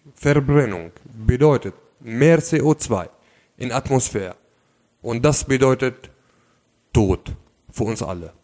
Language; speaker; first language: German; non-native, local second language; Arabic